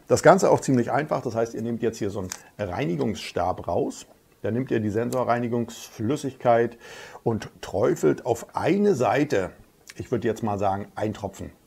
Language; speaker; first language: German; native; German